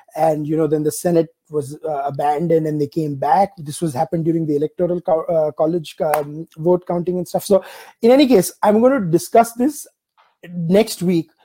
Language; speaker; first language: English; non-native, local second language; Gujarati